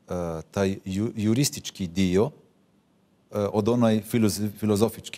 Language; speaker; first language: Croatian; non-native, fluent; Hebrew